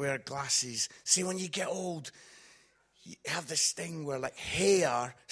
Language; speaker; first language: English; native; English